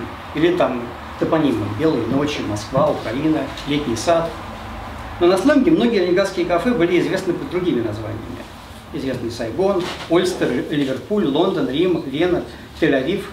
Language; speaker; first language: Russian; native; Russian